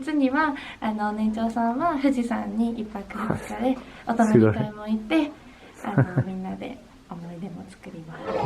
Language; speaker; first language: Japanese; native; Japanese